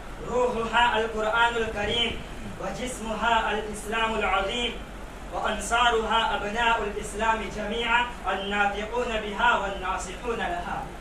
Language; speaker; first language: Arabic; non-native, learner; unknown